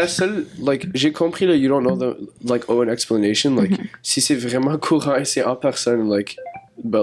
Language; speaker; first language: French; non-native, local second language; English